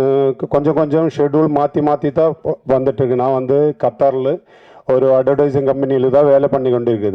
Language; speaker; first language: Tamil; non-native, learner; Malayalam